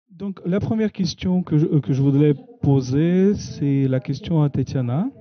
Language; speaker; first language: French; non-native, fluent; Ukrainian